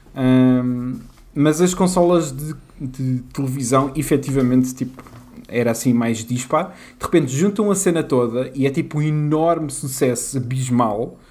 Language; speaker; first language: Portuguese; native; Portuguese